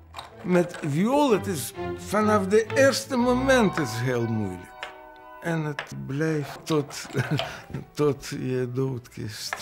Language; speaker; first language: Dutch; non-native, fluent; Russian